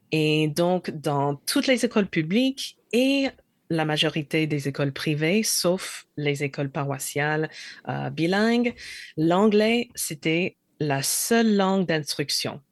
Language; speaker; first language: French; non-native, fluent; English